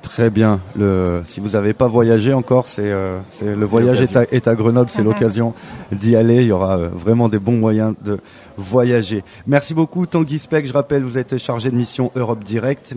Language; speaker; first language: French; native; French